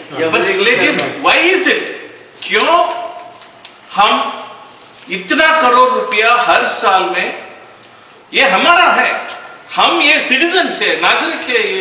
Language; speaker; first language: Hindi; non-native, local second language; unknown